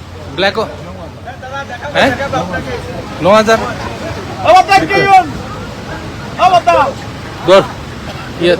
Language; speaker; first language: Hindi; non-native, learner; Bangla